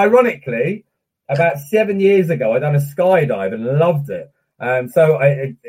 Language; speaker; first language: English; native; English